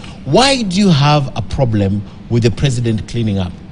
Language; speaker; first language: English; non-native, local second language; Swahili